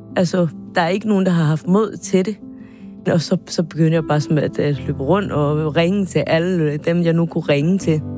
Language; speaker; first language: Danish; non-native, fluent; Spanish